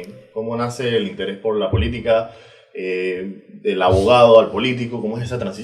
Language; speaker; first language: Spanish; native; Spanish